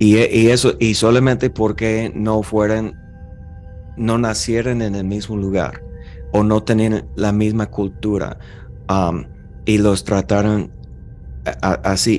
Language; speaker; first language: Spanish; non-native, fluent; English